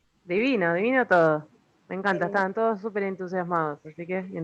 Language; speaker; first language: Spanish; native; Spanish